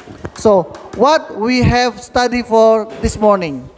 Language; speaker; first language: English; non-native, fluent; Indonesian